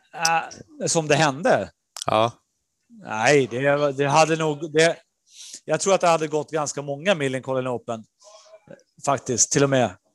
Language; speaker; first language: Swedish; early bilingual, other home language; Spanish